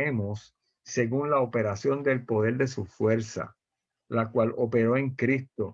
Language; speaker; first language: Spanish; native; Spanish